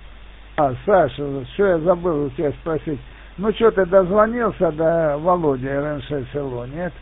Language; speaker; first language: Russian; native; Russian